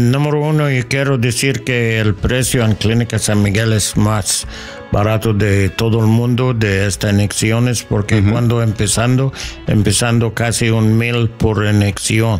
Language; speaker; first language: Spanish; non-native, learner; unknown